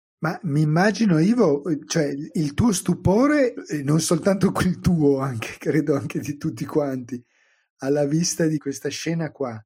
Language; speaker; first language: Italian; native; Italian